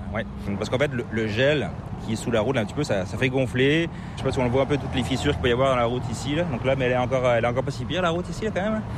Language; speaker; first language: French; native; French